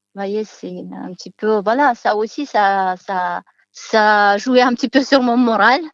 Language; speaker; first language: French; non-native, fluent; Romanian